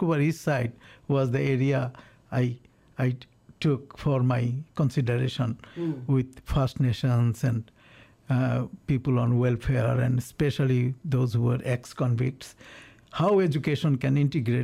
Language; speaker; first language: English; non-native, local second language; Bangla